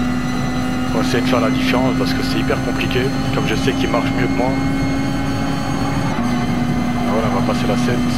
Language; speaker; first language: French; native; French